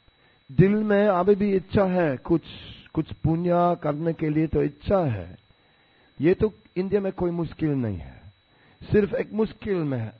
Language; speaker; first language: Hindi; non-native, fluent; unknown